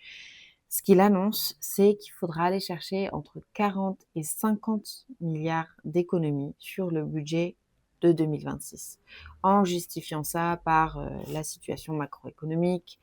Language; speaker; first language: French; native; French